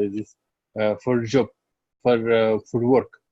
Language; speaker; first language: English; non-native, learner; Arabic